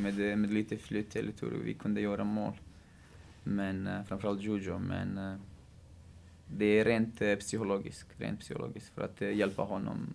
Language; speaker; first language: Swedish; non-native, fluent; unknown